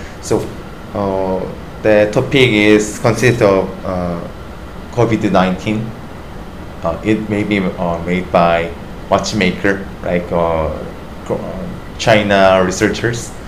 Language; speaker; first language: English; non-native, learner; Korean